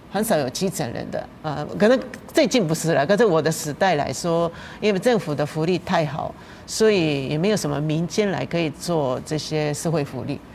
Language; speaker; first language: Chinese; non-native, fluent; Japanese